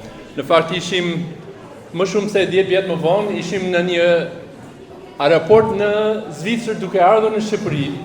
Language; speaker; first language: Albanian; non-native, fluent; English